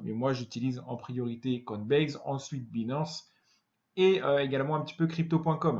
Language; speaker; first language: French; native; French